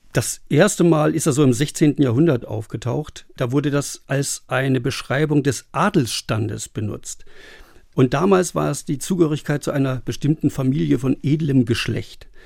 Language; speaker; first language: German; native; German